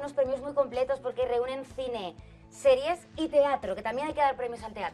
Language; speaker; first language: Spanish; native; Spanish